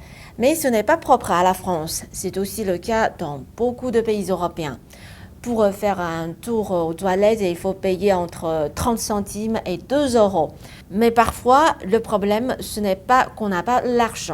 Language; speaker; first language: French; non-native, fluent; Chinese